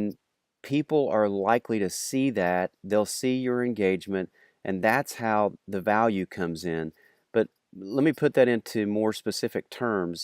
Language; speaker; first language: English; native; English